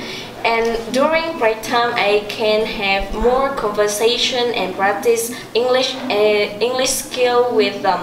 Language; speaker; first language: English; non-native, learner; Vietnamese